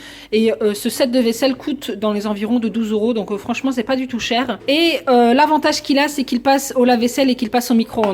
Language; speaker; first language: French; native; French